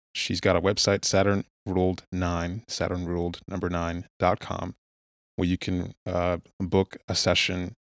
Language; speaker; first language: English; non-native, local second language; Igbo